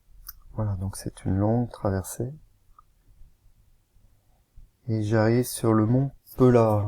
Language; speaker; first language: French; native; French